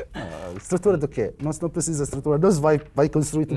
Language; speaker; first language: Portuguese; non-native, learner; Arabic